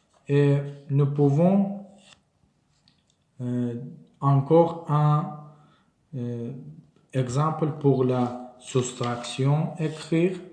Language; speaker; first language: French; non-native, learner; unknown